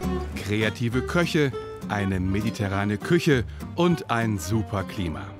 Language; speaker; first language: German; native; German